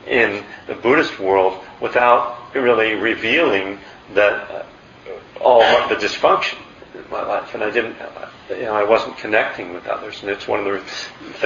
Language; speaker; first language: English; native; English